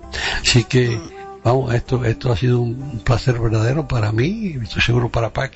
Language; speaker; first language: Spanish; native; Spanish